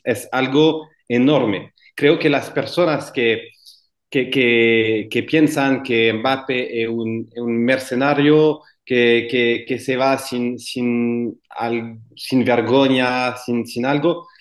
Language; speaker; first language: Spanish; non-native, fluent; French